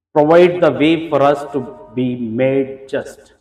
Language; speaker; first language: English; non-native, local second language; Telugu